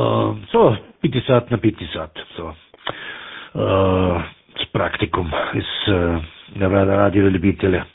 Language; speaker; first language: Russian; non-native, learner; German